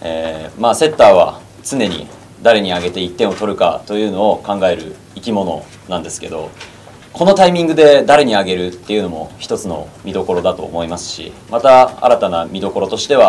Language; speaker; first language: Japanese; native; Japanese